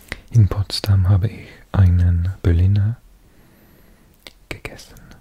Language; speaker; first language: German; non-native, learner; Welsh